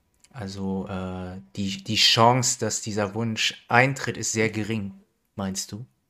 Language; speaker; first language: German; native; German